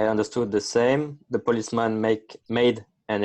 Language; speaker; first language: English; non-native, learner; French